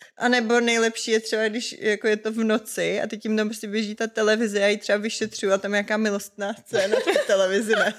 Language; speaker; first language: Czech; native; Czech